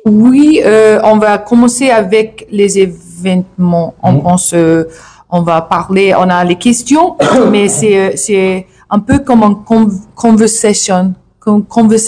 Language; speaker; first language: French; non-native, learner; English